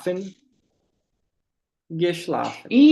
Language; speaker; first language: German; non-native, fluent; Portuguese